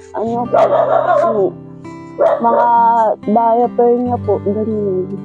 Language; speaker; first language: Filipino; non-native, local second language; Bikol